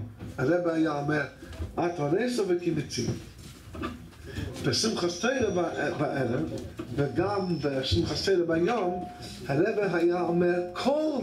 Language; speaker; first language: Hebrew; non-native, fluent; English